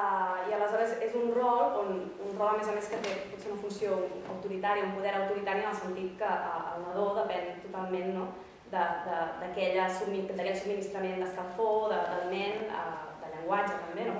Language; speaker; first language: Catalan; native; Catalan